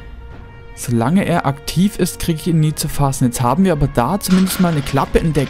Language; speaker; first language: German; native; German